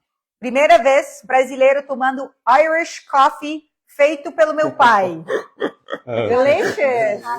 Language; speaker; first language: Portuguese; non-native, fluent; English